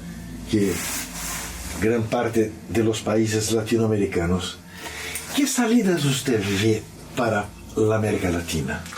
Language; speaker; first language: Spanish; non-native, learner; Portuguese